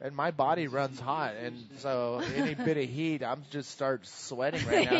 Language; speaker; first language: English; native; English